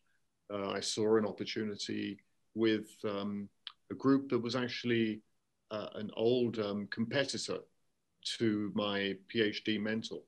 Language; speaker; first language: English; native; English